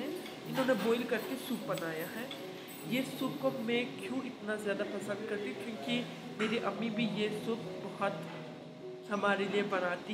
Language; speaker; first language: Hindi; non-native, fluent; Turkish